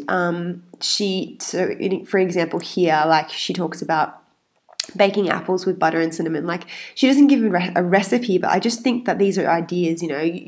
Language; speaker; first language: English; native; English